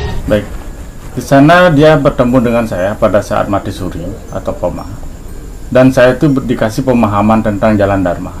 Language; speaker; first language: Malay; non-native, local second language; Balinese